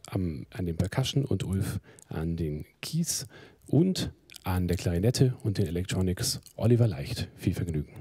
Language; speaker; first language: German; native; German